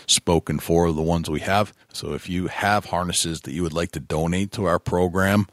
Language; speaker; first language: English; native; English